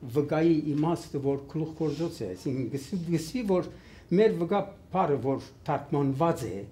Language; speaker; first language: Armenian; early bilingual, heritage; Armenian